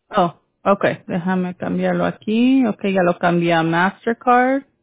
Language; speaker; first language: Spanish; early bilingual, heritage; Spanish